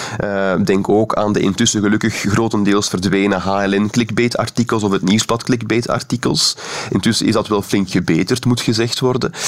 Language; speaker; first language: Dutch; native; Dutch